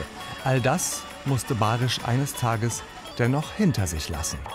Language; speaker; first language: German; native; German